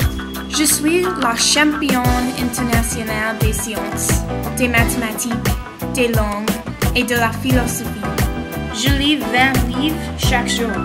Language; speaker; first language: French; non-native, learner; English